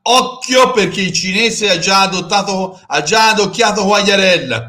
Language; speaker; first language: Italian; native; Italian